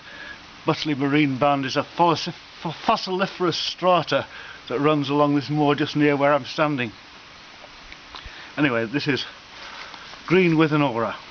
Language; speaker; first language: English; native; English